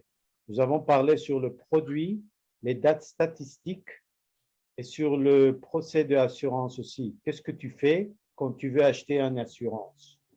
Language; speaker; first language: French; non-native, learner; Spanish